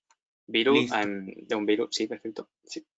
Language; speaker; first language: Spanish; native; Spanish